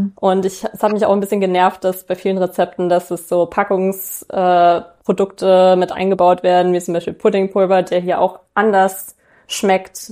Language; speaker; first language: German; native; German